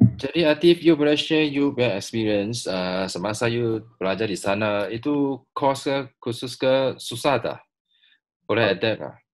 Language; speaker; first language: Malay; non-native, local second language; Chinese